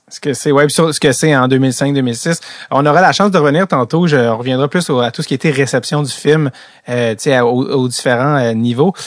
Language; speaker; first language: French; native; French